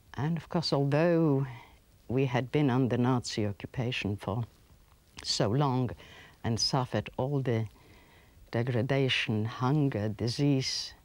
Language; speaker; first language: English; early bilingual, other home language; Polish